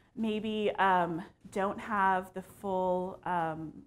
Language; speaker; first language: English; native; English